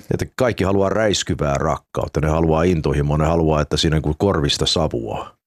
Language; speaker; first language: Finnish; early bilingual, heritage; Finnish